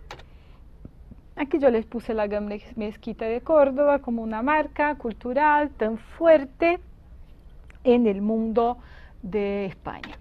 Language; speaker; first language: Spanish; non-native, fluent; Portuguese